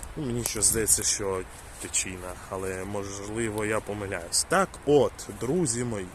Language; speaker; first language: Ukrainian; non-native, local second language; Russian